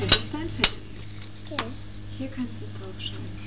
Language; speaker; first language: German; native; German